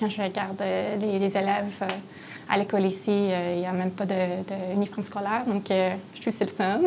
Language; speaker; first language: French; non-native, fluent; English